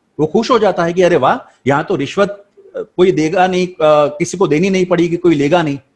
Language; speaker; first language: Hindi; non-native, local second language; Gujarati